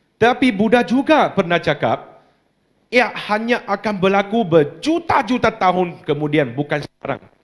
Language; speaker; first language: Malay; non-native, local second language; Chinese